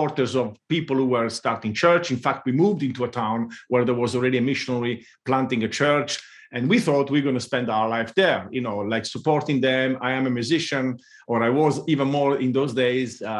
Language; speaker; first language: English; non-native, fluent; Italian